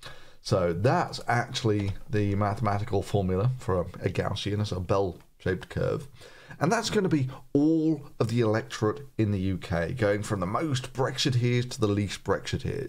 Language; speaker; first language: English; native; English